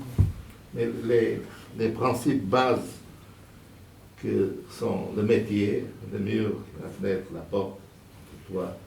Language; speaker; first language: French; non-native, fluent; Portuguese